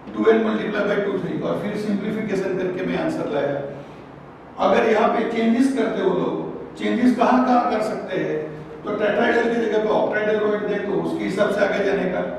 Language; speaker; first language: Hindi; non-native, local second language; Gujarati